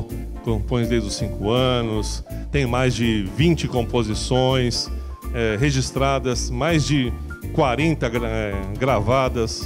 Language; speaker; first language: Portuguese; native; Portuguese